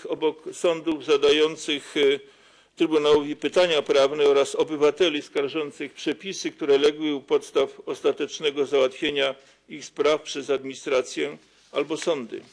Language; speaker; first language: Polish; native; Polish